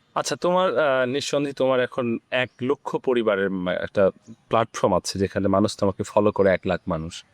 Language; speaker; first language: Bangla; native; Bangla